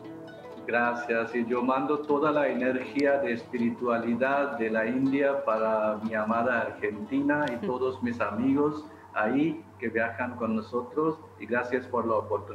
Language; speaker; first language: Spanish; non-native, fluent; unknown